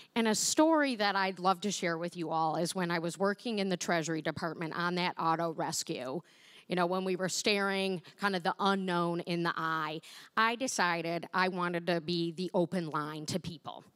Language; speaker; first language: English; native; English